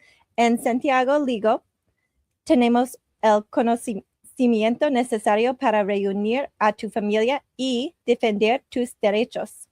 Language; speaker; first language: Spanish; non-native, learner; English